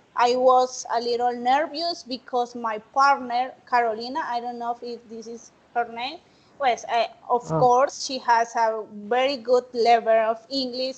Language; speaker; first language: English; non-native, learner; Spanish